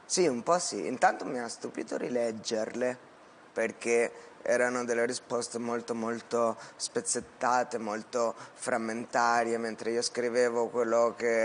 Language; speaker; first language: Italian; native; Italian